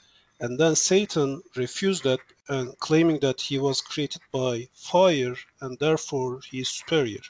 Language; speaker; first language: English; non-native, fluent; Turkish